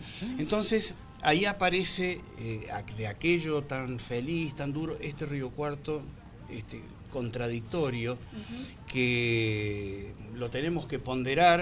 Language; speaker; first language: Spanish; native; Spanish